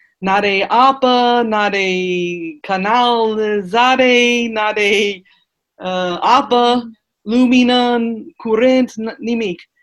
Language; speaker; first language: Romanian; non-native, learner; English